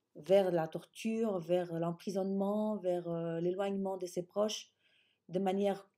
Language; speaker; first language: French; early bilingual, other home language; Spanish